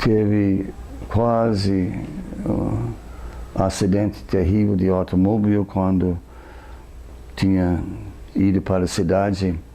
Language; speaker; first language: Portuguese; non-native, fluent; English